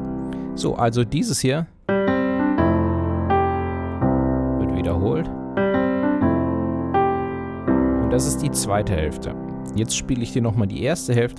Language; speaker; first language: German; native; German